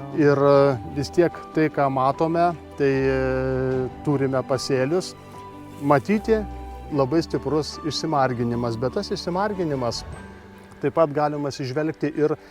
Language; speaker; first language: Lithuanian; native; Lithuanian